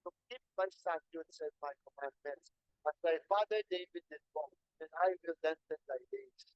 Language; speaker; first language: English; non-native, local second language; Filipino